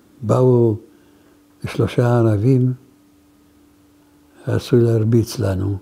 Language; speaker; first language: Hebrew; non-native, fluent; Arabic